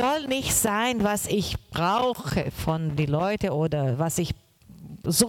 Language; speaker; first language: German; non-native, learner; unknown